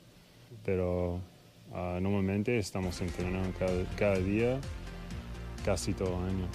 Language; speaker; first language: Spanish; non-native, fluent; English